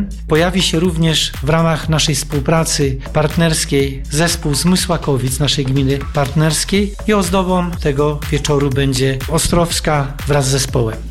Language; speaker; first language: Polish; native; Polish